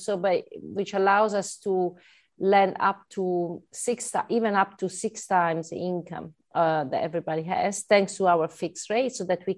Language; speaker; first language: English; non-native, fluent; Italian